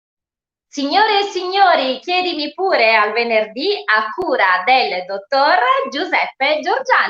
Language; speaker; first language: Italian; native; Italian